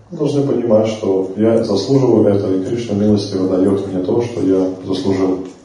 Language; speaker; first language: Russian; native; Russian